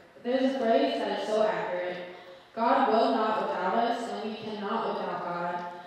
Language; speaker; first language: English; early bilingual, other home language; Korean